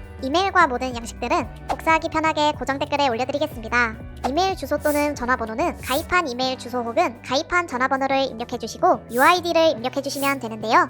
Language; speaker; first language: Korean; native; Korean